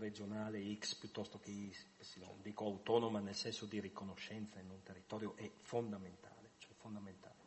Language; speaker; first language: Italian; native; Italian